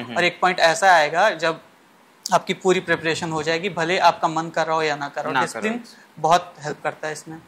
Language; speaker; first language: Hindi; native; Hindi